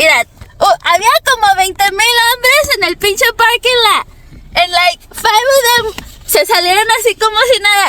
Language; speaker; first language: Spanish; early bilingual, heritage; Spanish